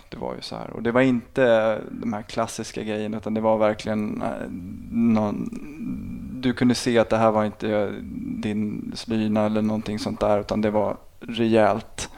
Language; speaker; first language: Swedish; native; Swedish